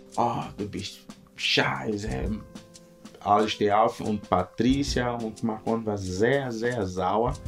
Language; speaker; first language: German; non-native, learner; Portuguese